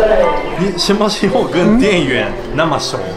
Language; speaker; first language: Chinese; non-native, learner; Japanese